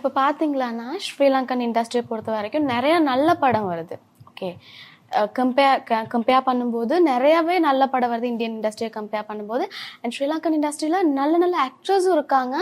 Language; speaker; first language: Tamil; native; Tamil